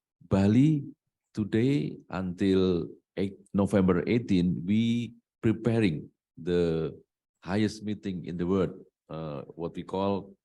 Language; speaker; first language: English; non-native, learner; Indonesian